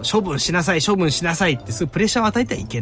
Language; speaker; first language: Japanese; native; Japanese